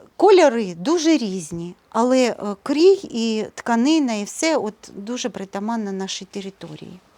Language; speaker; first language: Ukrainian; native; Ukrainian